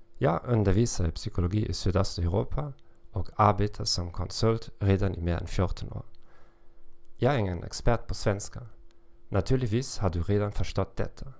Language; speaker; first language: Swedish; non-native, learner; German